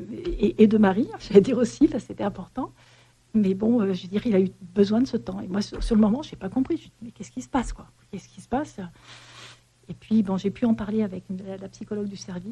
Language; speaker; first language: French; native; French